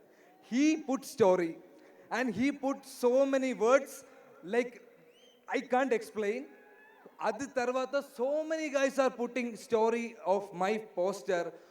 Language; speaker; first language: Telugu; non-native, learner; Malayalam